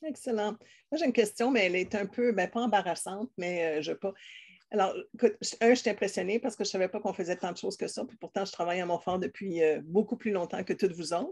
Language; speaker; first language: French; native; French